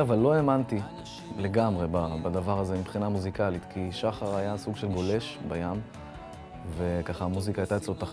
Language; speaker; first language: Hebrew; native; Hebrew